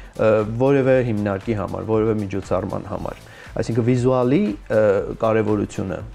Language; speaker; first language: Armenian; early bilingual, heritage; Armenian